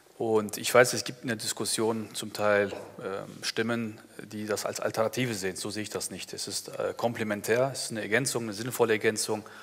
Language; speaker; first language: German; early bilingual, other home language; Turkish